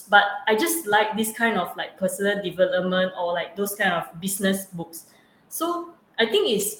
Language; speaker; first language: English; non-native, local second language; Chinese